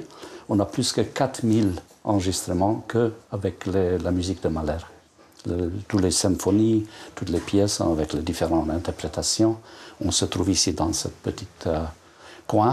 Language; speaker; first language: French; non-native, fluent; Hungarian